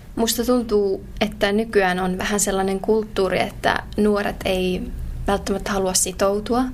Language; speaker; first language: Finnish; native; Finnish